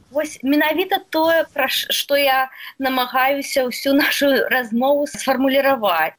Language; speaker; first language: Belarusian; native; Belarusian